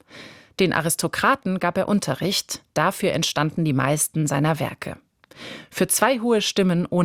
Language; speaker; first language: German; native; German